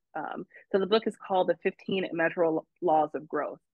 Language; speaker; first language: English; native; English